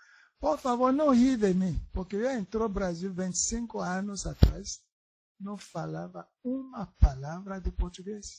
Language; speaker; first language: Portuguese; non-native, learner; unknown